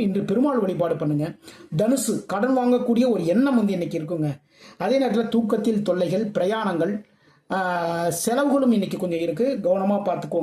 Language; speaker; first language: Tamil; native; Tamil